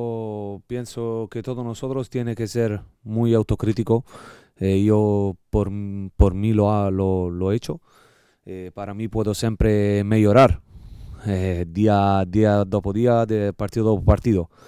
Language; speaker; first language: Spanish; non-native, learner; Italian